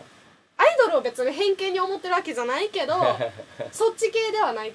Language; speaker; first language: Japanese; native; Japanese